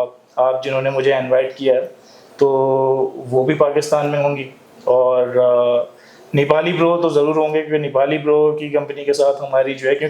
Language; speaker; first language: Hindi; non-native, learner; Nepali